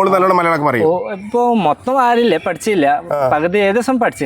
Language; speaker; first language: Malayalam; non-native, fluent; Bangla